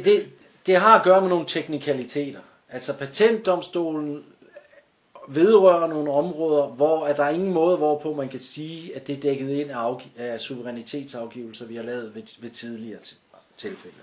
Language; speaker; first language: Danish; native; Danish